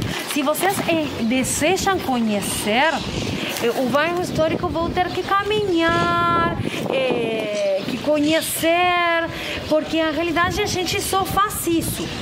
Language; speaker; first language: Portuguese; non-native, fluent; Spanish